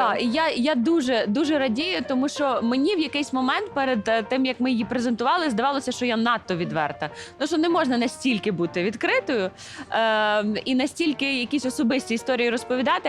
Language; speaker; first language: Ukrainian; native; Ukrainian